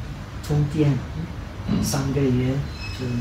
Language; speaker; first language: Chinese; non-native, fluent; Czech